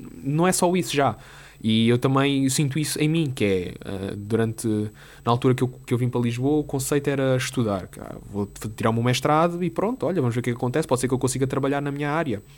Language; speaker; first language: Portuguese; native; Portuguese